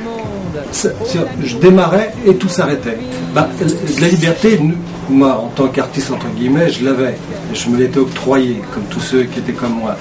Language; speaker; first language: French; native; French